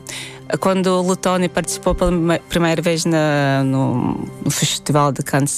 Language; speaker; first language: Portuguese; non-native, fluent; Latvian